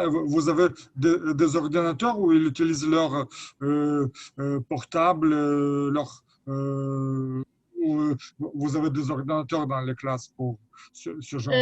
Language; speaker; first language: French; non-native, fluent; Lithuanian